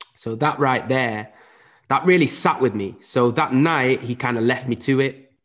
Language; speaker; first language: English; native; English